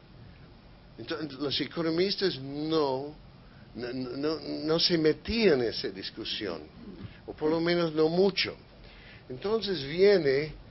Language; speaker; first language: Spanish; non-native, fluent; English